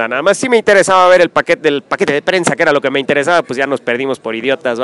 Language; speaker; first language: Spanish; native; Spanish